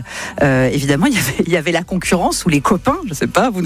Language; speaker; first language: French; native; French